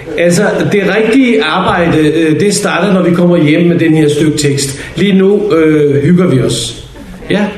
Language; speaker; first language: Danish; non-native, fluent; Kurdish